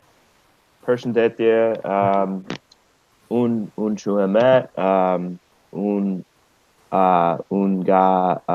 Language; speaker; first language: Albanian; non-native, learner; English